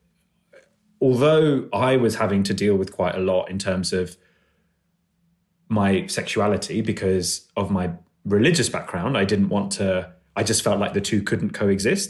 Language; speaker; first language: English; native; English